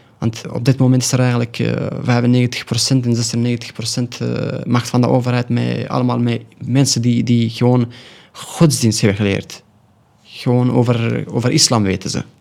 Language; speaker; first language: Dutch; non-native, learner; Pashto